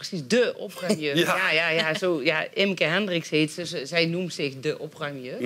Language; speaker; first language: Dutch; native; Dutch